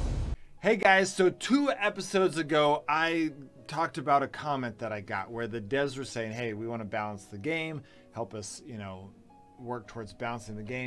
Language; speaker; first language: English; native; English